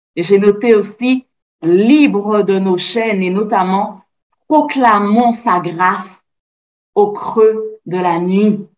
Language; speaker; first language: French; native; French